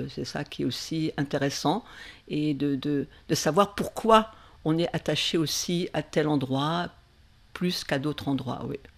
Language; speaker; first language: French; native; French